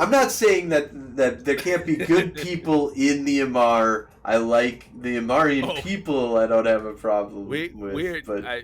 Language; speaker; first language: English; native; English